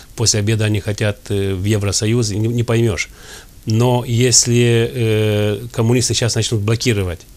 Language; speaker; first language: Russian; non-native, fluent; Romanian